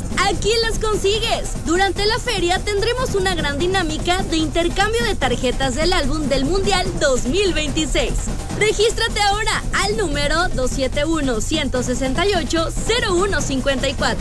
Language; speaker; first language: Spanish; native; Spanish